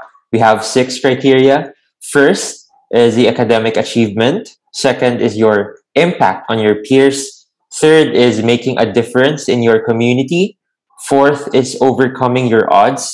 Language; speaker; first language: English; non-native, local second language; Filipino